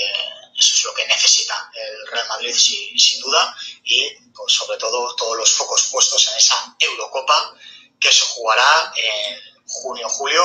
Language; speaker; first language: Spanish; native; Spanish